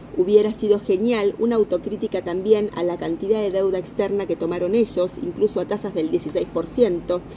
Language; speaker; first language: Spanish; native; Spanish